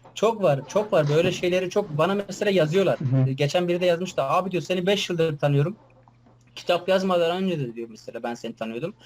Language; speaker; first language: Turkish; non-native, local second language; Kurdish